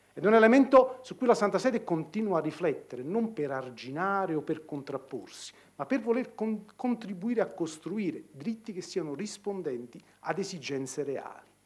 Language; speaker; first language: Italian; native; Italian